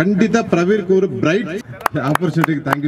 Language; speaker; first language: Kannada; non-native, learner; Tamil